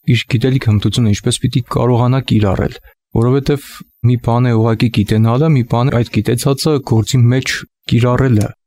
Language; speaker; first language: Armenian; native; Armenian